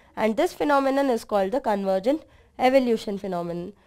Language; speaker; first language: English; non-native, local second language; Kannada